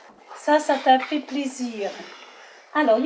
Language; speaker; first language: French; native; French